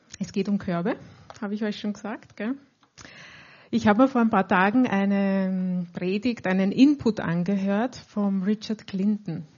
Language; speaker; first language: German; native; German